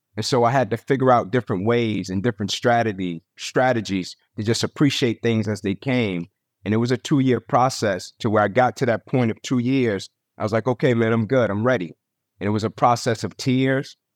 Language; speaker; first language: English; native; English